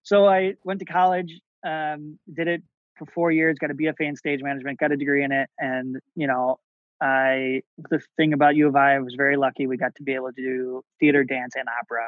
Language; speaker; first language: English; native; English